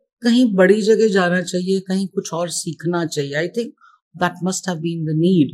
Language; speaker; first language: English; non-native, local second language; Gujarati